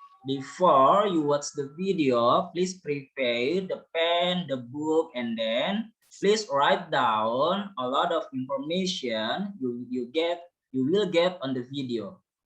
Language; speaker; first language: English; non-native, learner; Indonesian